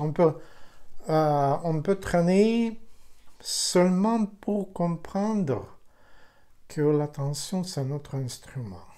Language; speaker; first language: French; non-native, fluent; Ukrainian